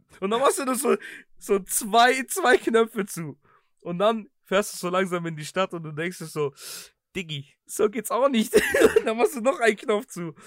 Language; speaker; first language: German; early bilingual, other home language; Greek